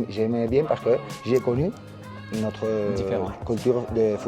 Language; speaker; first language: French; non-native, learner; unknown